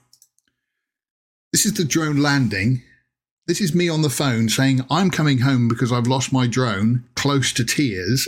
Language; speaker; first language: English; native; English